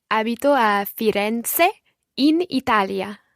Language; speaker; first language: Italian; non-native, learner; English